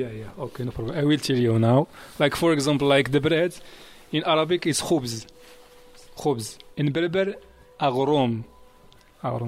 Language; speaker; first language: English; non-native, learner; Arabic